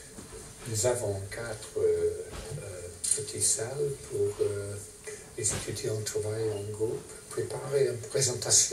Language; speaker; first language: French; non-native, fluent; English